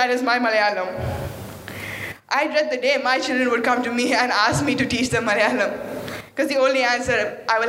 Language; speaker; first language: English; non-native, fluent; Malayalam